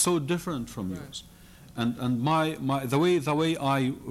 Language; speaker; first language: English; non-native, fluent; Arabic